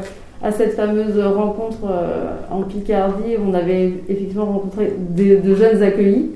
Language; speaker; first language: French; native; French